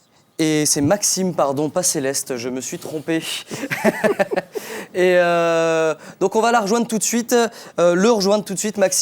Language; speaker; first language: French; native; French